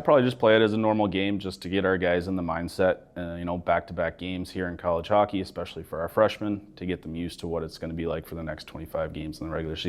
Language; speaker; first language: English; native; English